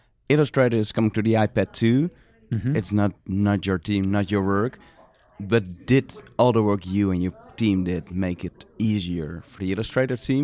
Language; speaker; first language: English; non-native, fluent; Dutch